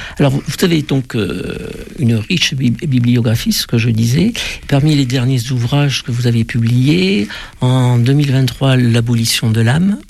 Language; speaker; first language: French; native; French